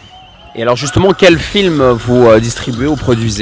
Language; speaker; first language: French; native; French